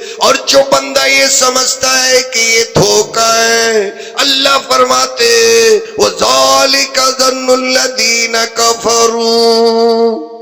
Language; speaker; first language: Urdu; native; Urdu